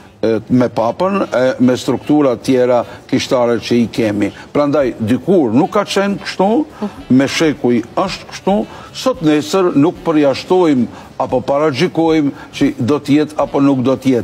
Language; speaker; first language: Albanian; native; Albanian